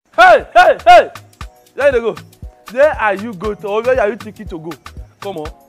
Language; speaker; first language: Nigerian Pidgin; native; Nigerian Pidgin